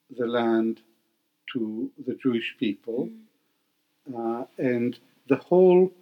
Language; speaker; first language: English; non-native, fluent; Hebrew